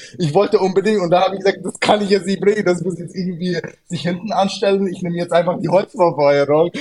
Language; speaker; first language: German; early bilingual, other home language; Arabic